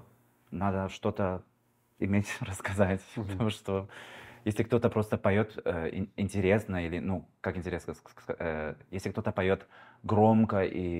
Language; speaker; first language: Russian; early bilingual, heritage; Russian